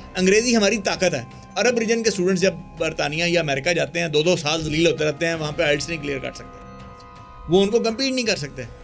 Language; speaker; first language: Urdu; non-native, local second language; Punjabi